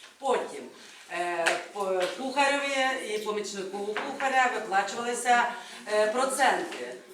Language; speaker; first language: Ukrainian; native; Ukrainian